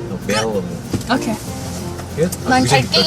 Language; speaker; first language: Korean; non-native, fluent; English